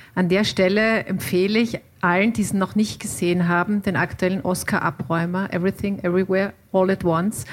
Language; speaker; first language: German; native; German